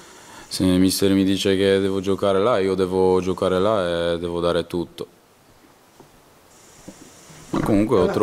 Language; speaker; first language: Italian; non-native, learner; Polish